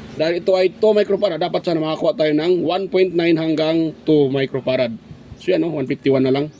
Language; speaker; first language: Filipino; non-native, local second language; Cebuano